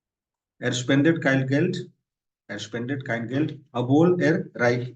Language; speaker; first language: German; non-native, fluent; Hindi